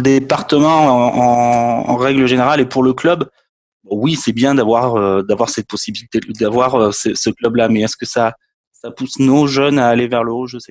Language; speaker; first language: French; native; French